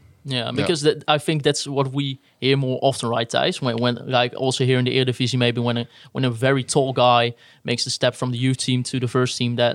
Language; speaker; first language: English; non-native, fluent; Dutch